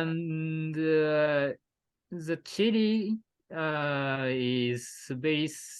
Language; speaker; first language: English; non-native, learner; Japanese